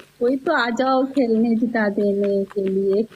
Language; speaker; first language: Hindi; non-native, learner; Bangla